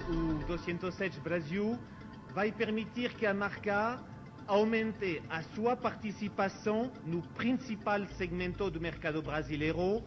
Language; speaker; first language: Portuguese; non-native, fluent; French